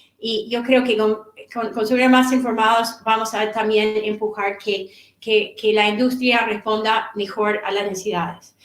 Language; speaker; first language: Spanish; non-native, fluent; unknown